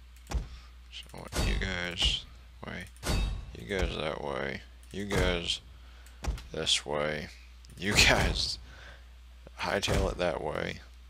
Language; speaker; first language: English; native; English